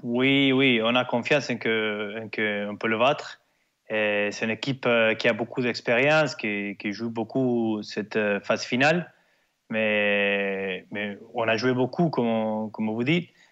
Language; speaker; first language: French; non-native, learner; Spanish